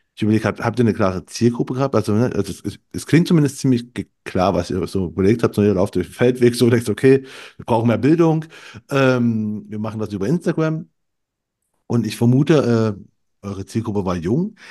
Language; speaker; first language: German; native; German